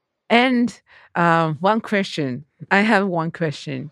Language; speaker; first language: English; non-native, learner; Japanese